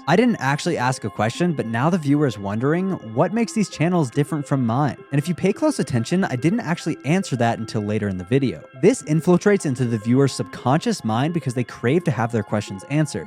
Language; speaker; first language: English; native; English